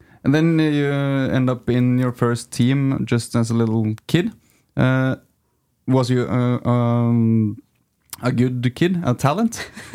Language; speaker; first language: English; non-native, fluent; Norwegian